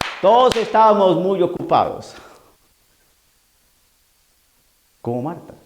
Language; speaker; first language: Spanish; native; Spanish